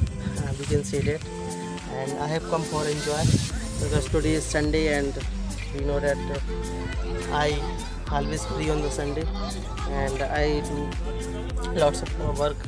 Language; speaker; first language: English; non-native, local second language; Hindi